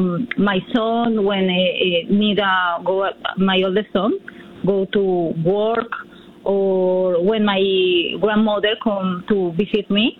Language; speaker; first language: English; non-native, learner; Spanish